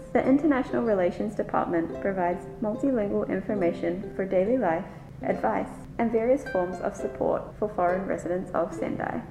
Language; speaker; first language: English; native; English